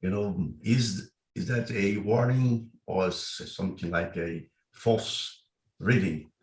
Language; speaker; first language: English; non-native, fluent; Portuguese